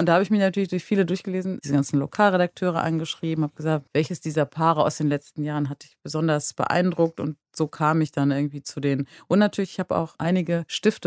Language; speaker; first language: German; native; German